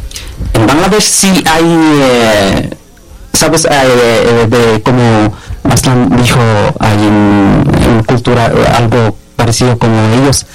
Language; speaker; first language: Spanish; non-native, learner; Bangla